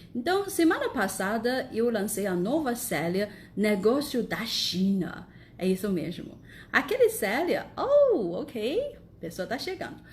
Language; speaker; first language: Portuguese; non-native, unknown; Chinese